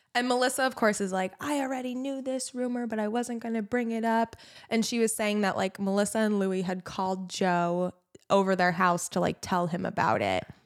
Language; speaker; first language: English; native; English